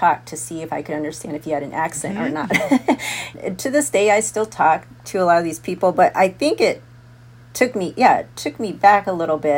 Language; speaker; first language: English; native; English